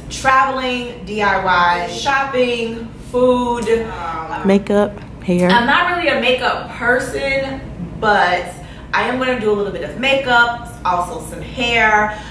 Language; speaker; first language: English; native; English